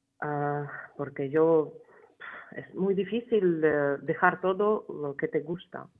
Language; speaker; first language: Spanish; non-native, fluent; Ukrainian